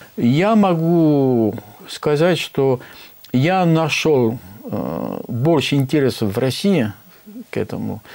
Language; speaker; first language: Russian; non-native, fluent; French